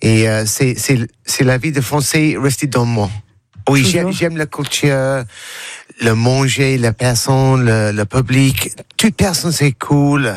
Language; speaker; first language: French; non-native, learner; English